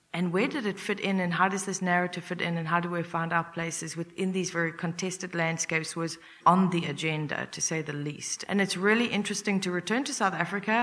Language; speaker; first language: English; native; English